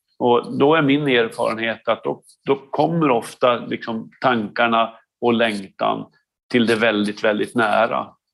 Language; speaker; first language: Swedish; native; Swedish